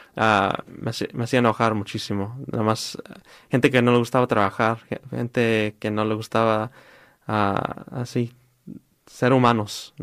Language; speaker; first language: Spanish; early bilingual, heritage; Spanish